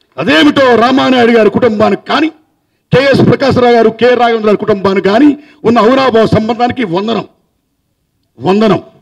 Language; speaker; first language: Telugu; native; Telugu